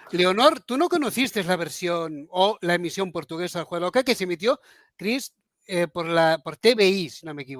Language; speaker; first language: Spanish; native; Spanish